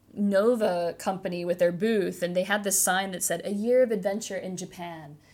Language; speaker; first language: English; native; English